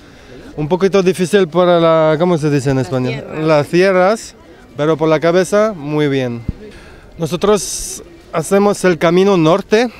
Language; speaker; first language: Spanish; non-native, learner; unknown